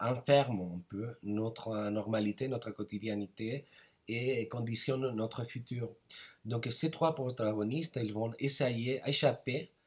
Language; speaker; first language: French; non-native, fluent; Spanish